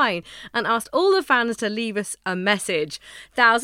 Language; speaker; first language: English; native; English